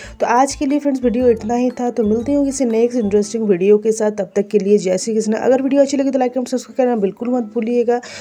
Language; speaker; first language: Hindi; non-native, local second language; Bangla